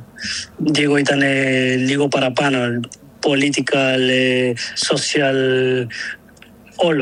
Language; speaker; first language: Greek; non-native, learner; Spanish